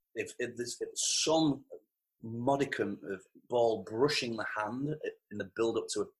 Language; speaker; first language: English; native; English